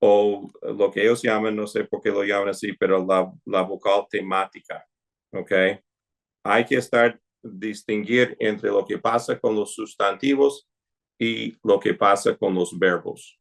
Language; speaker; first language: Spanish; non-native, fluent; English